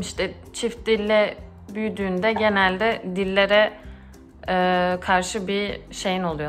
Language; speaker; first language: Turkish; early bilingual, heritage; Turkish